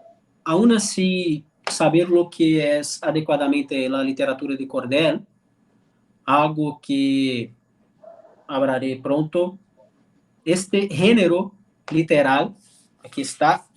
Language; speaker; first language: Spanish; non-native, learner; Portuguese